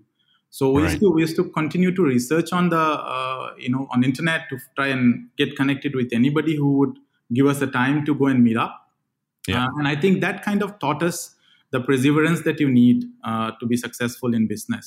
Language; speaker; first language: English; non-native, local second language; Bangla